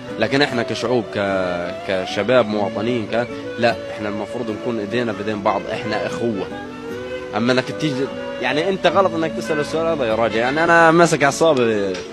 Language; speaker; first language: Arabic; native; Arabic